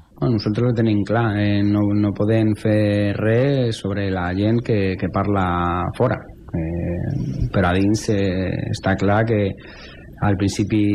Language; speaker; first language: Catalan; non-native, fluent; Spanish